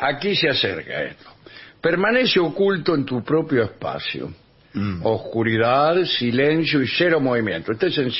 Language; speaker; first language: Spanish; native; Spanish